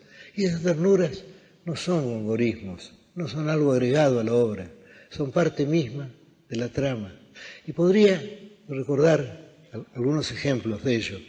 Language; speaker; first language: Spanish; native; Spanish